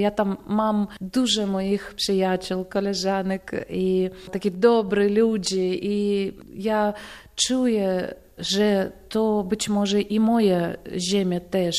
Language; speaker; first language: Polish; non-native, fluent; Russian